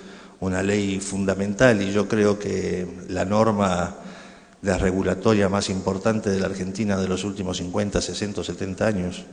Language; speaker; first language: Spanish; native; Spanish